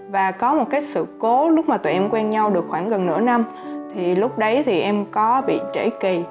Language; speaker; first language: Vietnamese; native; Vietnamese